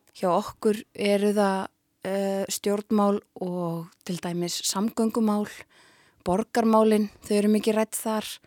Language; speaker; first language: Icelandic; native; Icelandic